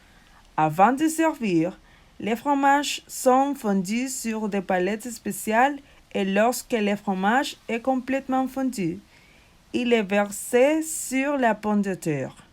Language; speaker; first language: French; non-native, learner; Spanish